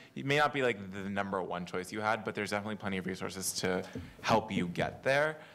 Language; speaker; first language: English; native; English